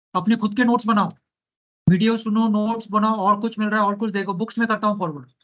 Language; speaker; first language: Hindi; non-native, local second language; Marathi